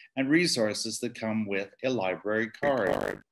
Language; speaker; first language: English; native; English